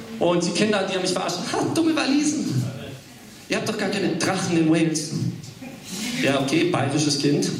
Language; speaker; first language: German; early bilingual, other home language; English